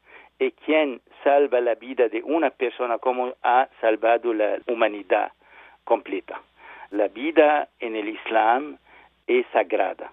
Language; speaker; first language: Spanish; non-native, learner; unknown